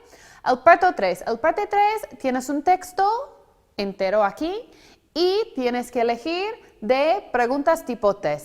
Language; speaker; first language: Spanish; non-native, fluent; English